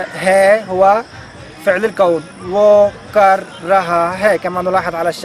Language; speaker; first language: Arabic; native; Arabic